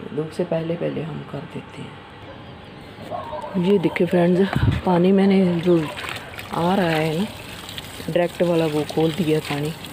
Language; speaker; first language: Hindi; non-native, local second language; Punjabi